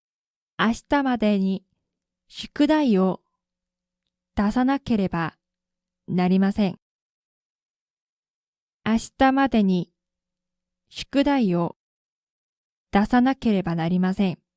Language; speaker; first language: Japanese; non-native, fluent; Korean